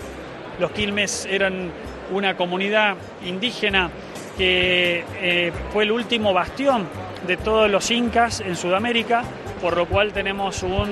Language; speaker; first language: Spanish; native; Spanish